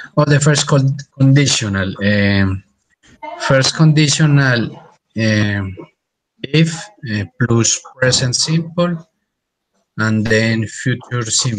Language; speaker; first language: English; non-native, learner; Spanish